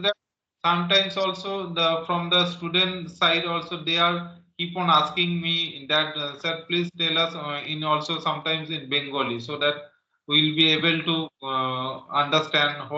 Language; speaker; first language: English; non-native, local second language; Santali